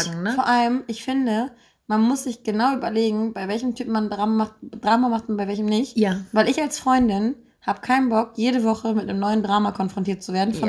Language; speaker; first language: German; native; German